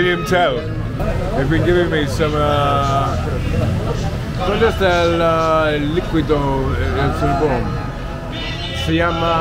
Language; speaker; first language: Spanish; non-native, learner; English